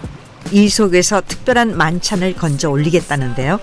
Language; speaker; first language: Korean; native; Korean